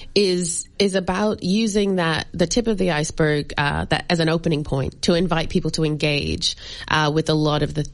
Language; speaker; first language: English; native; English